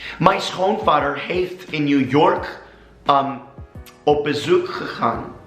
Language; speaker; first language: Dutch; non-native, learner; English